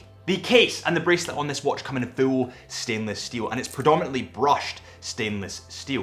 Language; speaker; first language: English; native; English